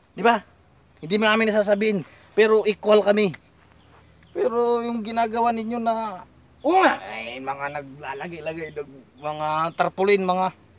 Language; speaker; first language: Filipino; non-native, local second language; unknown